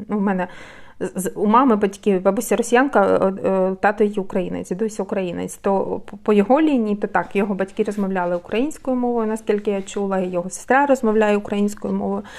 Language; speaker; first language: Ukrainian; non-native, local second language; Russian